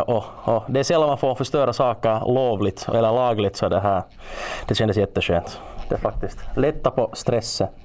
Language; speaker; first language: Swedish; non-native, local second language; Finnish